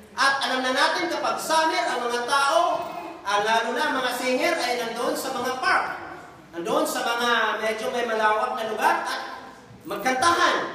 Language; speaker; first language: Filipino; non-native, local second language; Cebuano